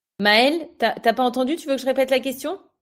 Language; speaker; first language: French; native; French